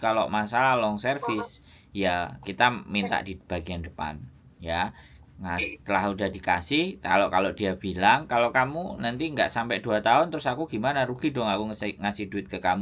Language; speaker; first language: Indonesian; non-native, local second language; Javanese